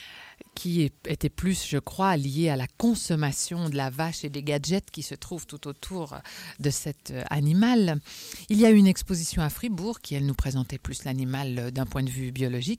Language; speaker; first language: French; native; French